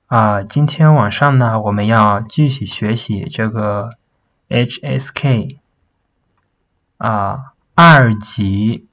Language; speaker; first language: Chinese; non-native, fluent; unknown